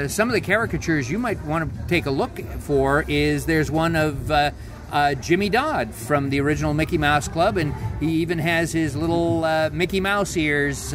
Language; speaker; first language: English; native; English